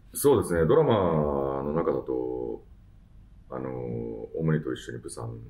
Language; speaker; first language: Japanese; native; Japanese